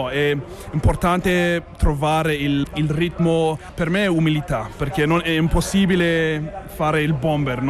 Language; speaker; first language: Italian; non-native, fluent; English